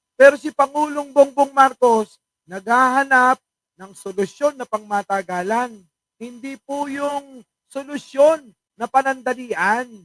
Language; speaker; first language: Filipino; non-native, local second language; Iloko